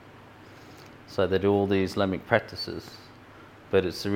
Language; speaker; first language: English; native; English